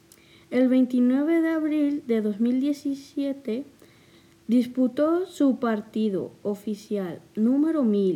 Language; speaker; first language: Spanish; native; Spanish